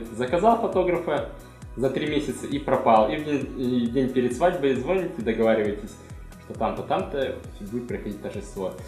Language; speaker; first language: Russian; native; Russian